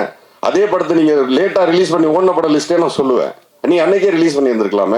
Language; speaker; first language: Tamil; native; Tamil